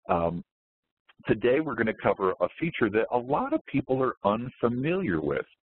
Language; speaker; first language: English; native; English